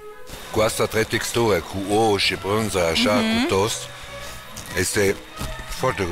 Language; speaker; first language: Romanian; non-native, learner; German